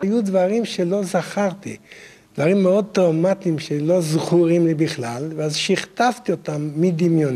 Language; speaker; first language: Hebrew; non-native, fluent; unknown